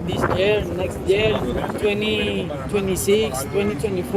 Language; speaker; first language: English; non-native, learner; Spanish